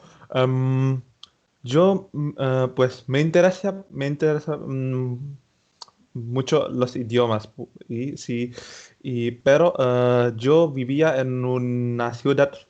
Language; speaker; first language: Spanish; non-native, fluent; Indonesian